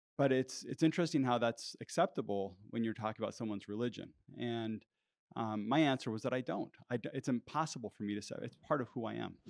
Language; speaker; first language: English; early bilingual, heritage; English